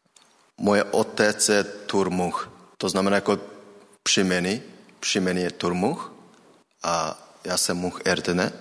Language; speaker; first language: Czech; non-native, learner; Mongolian